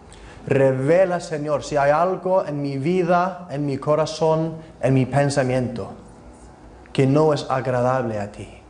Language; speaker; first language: Spanish; non-native, fluent; Icelandic